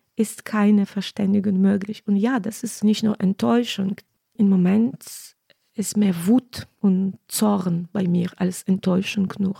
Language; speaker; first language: German; non-native, fluent; Ukrainian